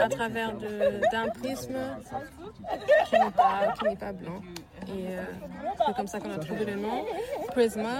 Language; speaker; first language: French; early bilingual, heritage; French